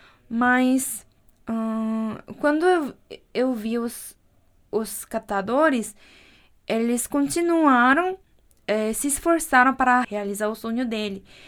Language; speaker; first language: Portuguese; non-native, fluent; Korean